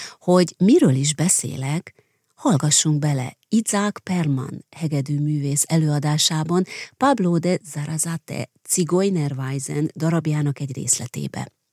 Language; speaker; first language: Hungarian; native; Hungarian